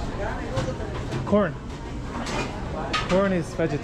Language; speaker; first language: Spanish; non-native, learner; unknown